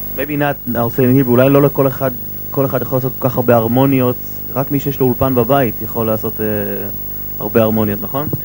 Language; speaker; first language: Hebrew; native; Hebrew